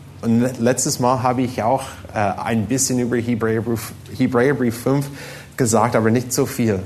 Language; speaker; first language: German; non-native, fluent; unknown